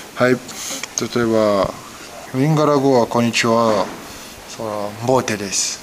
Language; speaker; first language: Japanese; non-native, learner; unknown